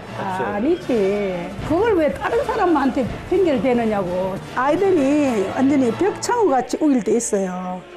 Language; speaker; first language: Korean; native; Korean